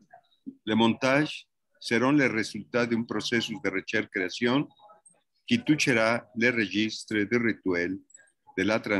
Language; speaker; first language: French; non-native, fluent; Spanish